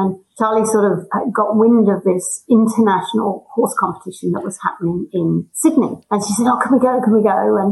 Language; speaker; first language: English; native; English